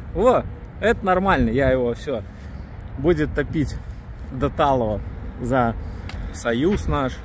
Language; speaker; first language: Russian; native; Russian